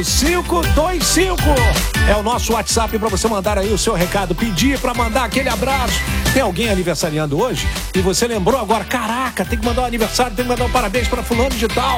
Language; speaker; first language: Portuguese; native; Portuguese